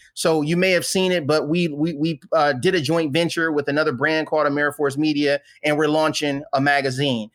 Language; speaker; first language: English; native; English